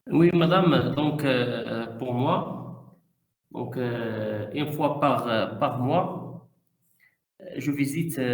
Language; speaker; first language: French; non-native, learner; Arabic